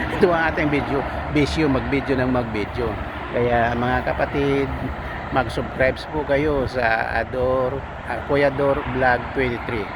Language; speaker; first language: Filipino; non-native, local second language; Cebuano